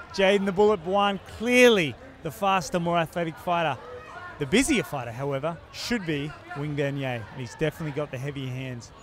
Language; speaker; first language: English; native; English